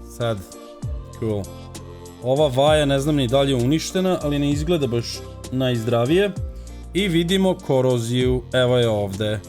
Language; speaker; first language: Croatian; early bilingual, heritage; Serbian